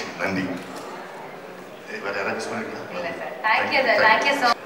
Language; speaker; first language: Tamil; native; Tamil